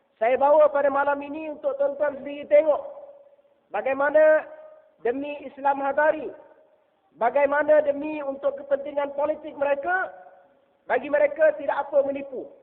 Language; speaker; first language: Malay; native; Malay